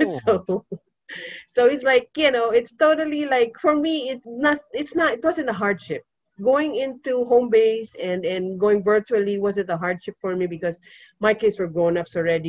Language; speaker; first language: English; non-native, local second language; Cebuano